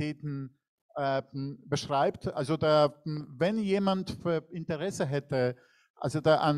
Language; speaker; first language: German; non-native, fluent; Polish